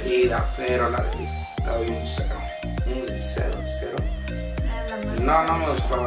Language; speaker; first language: Spanish; native; Spanish